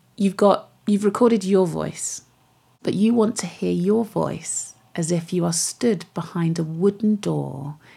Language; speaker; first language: English; native; English